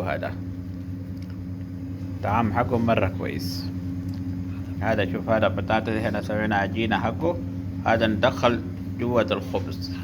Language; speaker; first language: Arabic; non-native, learner; Urdu